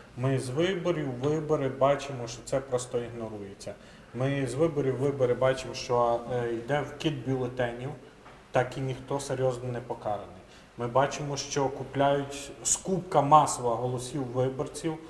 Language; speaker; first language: Ukrainian; native; Ukrainian